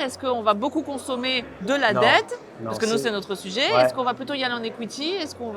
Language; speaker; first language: French; native; French